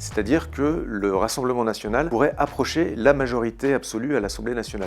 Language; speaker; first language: French; native; French